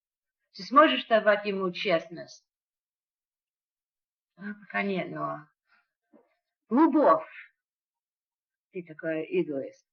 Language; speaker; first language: Russian; non-native, learner; English